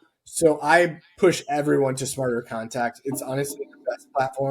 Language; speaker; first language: English; native; English